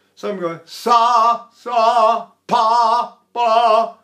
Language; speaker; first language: English; native; English